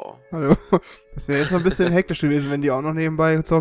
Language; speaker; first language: German; native; German